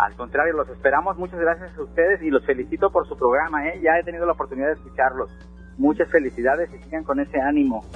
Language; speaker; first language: Spanish; native; Spanish